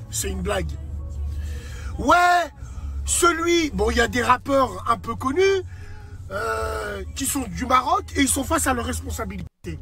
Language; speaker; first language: French; native; French